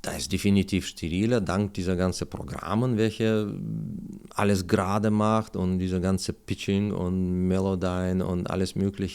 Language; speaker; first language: German; non-native, learner; Russian